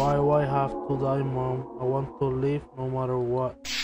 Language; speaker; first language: English; non-native, learner; Spanish